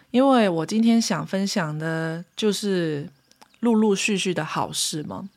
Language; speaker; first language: Chinese; non-native, local second language; Cantonese